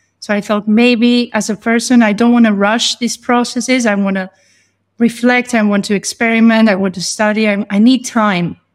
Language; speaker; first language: English; non-native, fluent; Greek